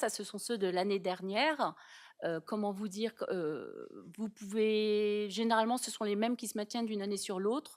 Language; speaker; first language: French; native; French